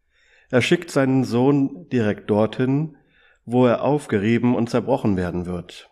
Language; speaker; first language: German; native; German